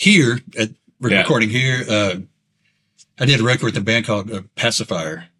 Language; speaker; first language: English; native; English